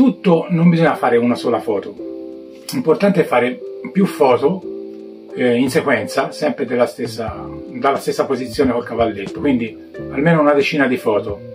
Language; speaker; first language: Italian; native; Italian